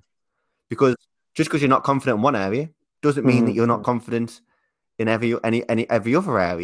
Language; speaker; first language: English; native; English